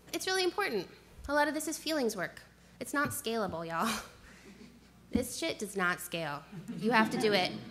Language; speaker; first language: English; native; English